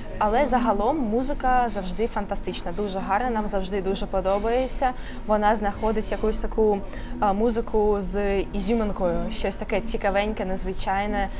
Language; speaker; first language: Ukrainian; non-native, local second language; Russian